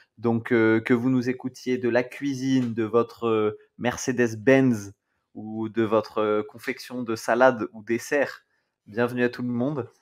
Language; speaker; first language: French; native; French